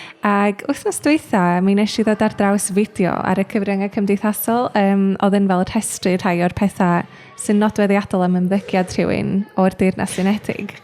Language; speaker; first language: Welsh; native; Welsh